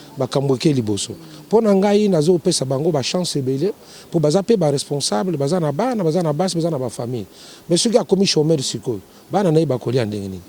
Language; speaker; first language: Lingala; non-native, local second language; Luba-Lulua